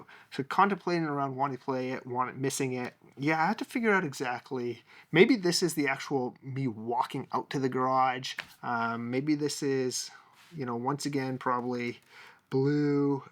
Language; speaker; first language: English; native; English